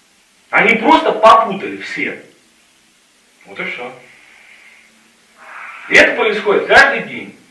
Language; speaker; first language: Russian; native; Russian